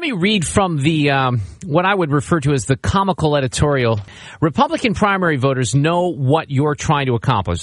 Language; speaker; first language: English; native; English